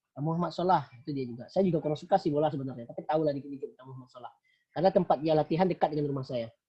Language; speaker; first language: Indonesian; non-native, local second language; Minangkabau